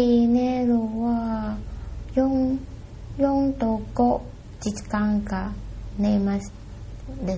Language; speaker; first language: Japanese; non-native, learner; Thai